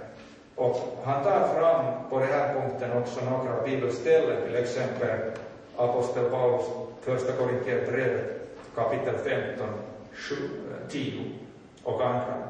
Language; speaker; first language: Swedish; non-native, local second language; Finnish